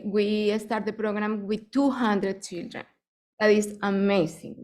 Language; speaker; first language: English; non-native, fluent; Spanish